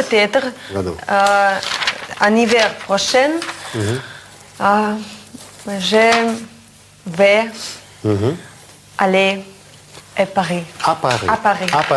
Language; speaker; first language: French; non-native, learner; Russian